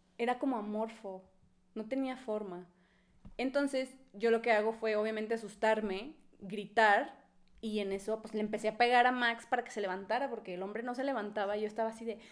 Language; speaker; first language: Spanish; native; Spanish